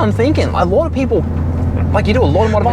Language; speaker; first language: English; native; English